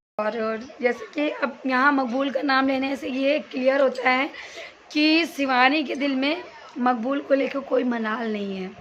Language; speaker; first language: Hindi; native; Hindi